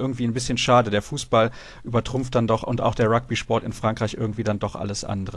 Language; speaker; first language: German; native; German